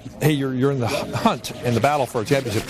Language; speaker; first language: English; native; English